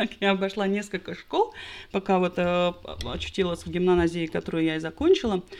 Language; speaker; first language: Russian; non-native, local second language; Latvian